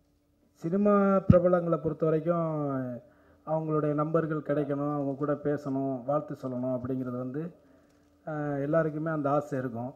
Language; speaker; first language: Tamil; native; Tamil